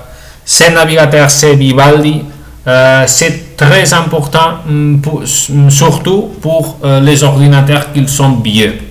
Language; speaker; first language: French; non-native, learner; Spanish